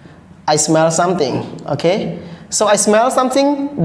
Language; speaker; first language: English; non-native, learner; Khmer